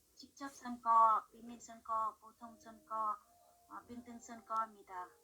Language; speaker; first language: Korean; non-native, learner; Vietnamese